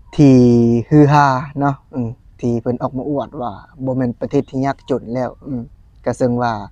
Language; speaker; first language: Lao; native; Lao